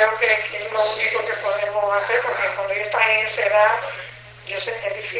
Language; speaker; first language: Spanish; native; Spanish